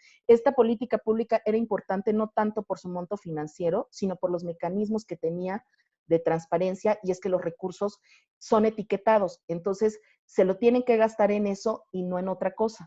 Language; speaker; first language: Spanish; native; Spanish